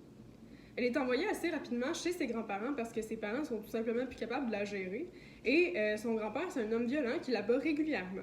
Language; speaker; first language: French; native; French